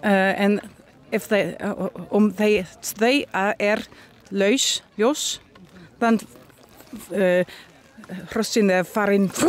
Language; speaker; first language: Icelandic; non-native, learner; Danish